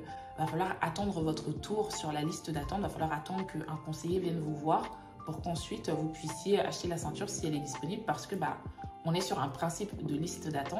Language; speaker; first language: French; native; French